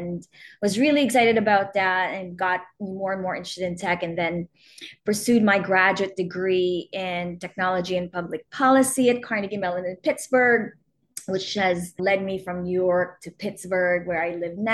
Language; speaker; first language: English; non-native, local second language; Filipino